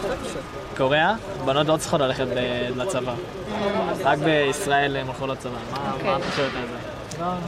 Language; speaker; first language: Hebrew; early bilingual, other home language; Korean